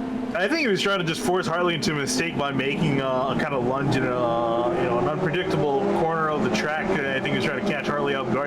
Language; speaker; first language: English; native; English